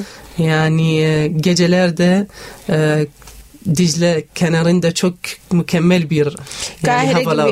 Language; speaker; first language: Turkish; non-native, learner; Arabic